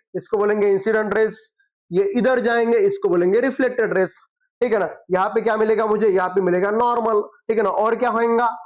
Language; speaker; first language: Hindi; non-native, local second language; Marathi